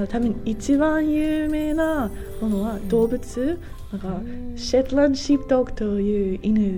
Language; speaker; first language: Japanese; non-native, learner; English